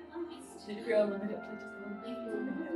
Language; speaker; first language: English; native; English